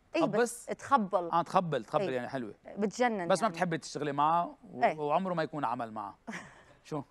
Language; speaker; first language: Arabic; native; Arabic